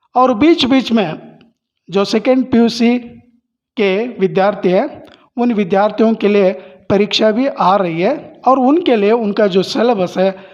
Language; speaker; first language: Hindi; non-native, local second language; Kannada